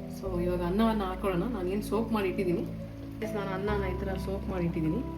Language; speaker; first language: Kannada; native; Kannada